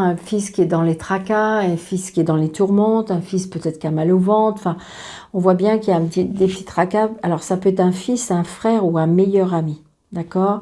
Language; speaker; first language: French; native; French